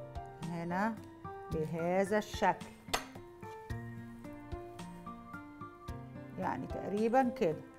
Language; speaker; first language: Arabic; native; Arabic